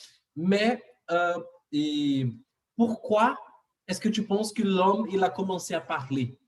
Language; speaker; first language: French; non-native, fluent; Portuguese